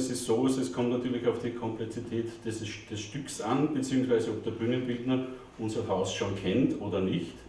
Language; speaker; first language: German; native; German